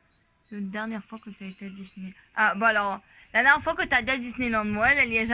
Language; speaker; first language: French; native; French